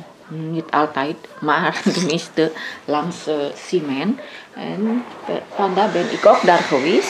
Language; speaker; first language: Dutch; non-native, learner; Indonesian